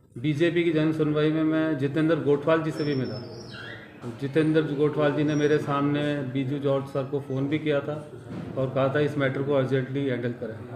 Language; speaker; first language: Hindi; native; Hindi